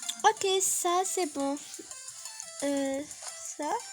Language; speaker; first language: French; non-native, learner; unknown